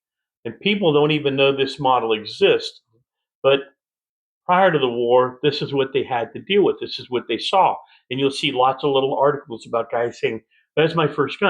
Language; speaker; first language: English; native; English